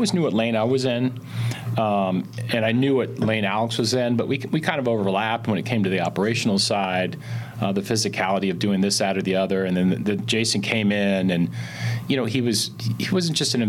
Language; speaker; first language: English; native; English